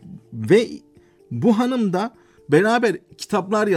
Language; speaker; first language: Turkish; native; Turkish